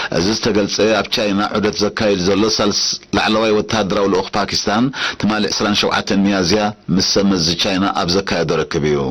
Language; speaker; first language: Tigrinya; native; Tigrinya